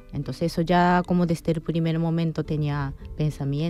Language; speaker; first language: Spanish; non-native, fluent; Japanese